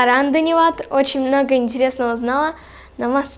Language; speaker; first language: Russian; native; Russian